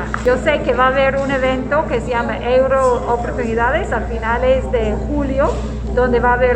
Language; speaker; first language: Spanish; non-native, fluent; English